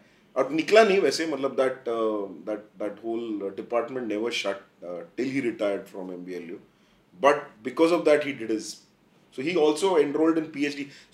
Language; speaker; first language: English; non-native, local second language; Kannada